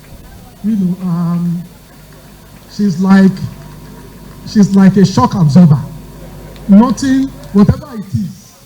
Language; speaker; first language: English; non-native, local second language; Yoruba